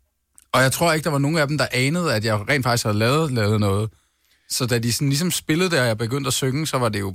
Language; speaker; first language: Danish; native; Danish